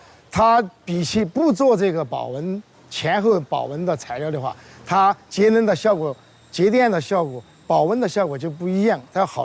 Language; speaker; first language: Chinese; native; Chinese